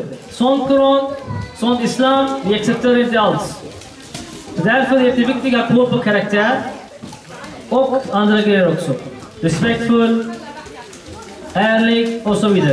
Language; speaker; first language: Swedish; non-native, learner; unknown